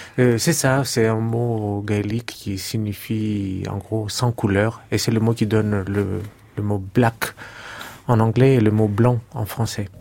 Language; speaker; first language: French; non-native, fluent; Greek